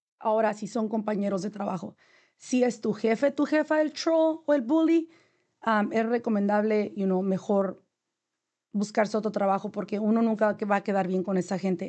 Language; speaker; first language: Spanish; native; Spanish